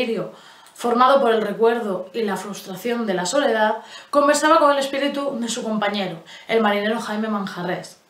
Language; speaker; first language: Spanish; native; Spanish